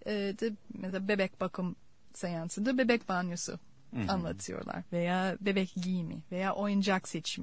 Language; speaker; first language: Turkish; non-native, fluent; English